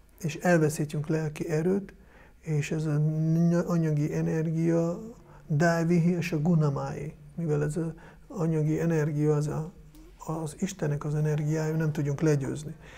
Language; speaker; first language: Hungarian; non-native, fluent; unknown